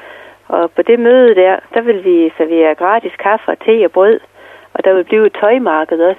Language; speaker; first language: Danish; native; Danish